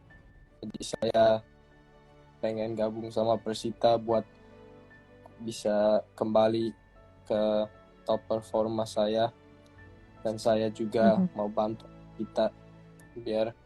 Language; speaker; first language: Indonesian; early bilingual, heritage; English